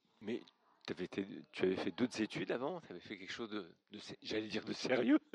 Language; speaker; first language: French; native; French